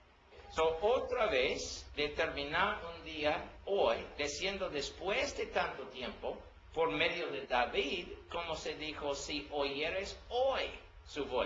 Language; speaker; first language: Spanish; non-native, learner; English